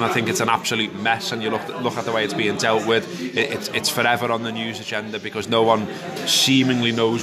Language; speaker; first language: English; native; English